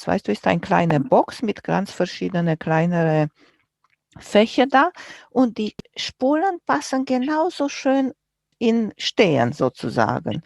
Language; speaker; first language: German; non-native, fluent; Romanian